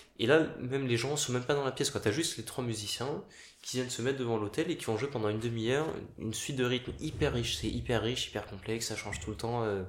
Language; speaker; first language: French; native; French